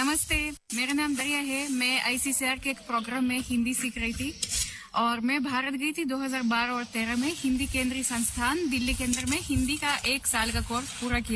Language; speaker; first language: Hindi; non-native, fluent; Russian